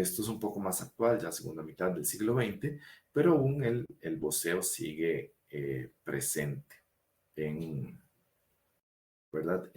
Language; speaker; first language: Spanish; native; Spanish